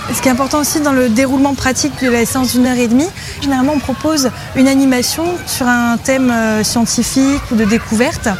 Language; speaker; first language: French; native; French